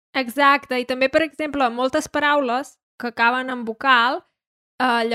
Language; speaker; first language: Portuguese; non-native, learner; Catalan